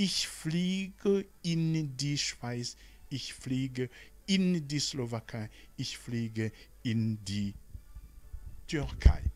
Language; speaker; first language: German; non-native, learner; Rundi